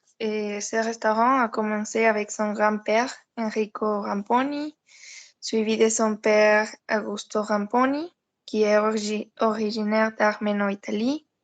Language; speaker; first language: French; non-native, learner; Spanish